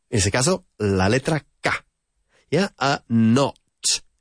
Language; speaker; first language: Spanish; non-native, fluent; English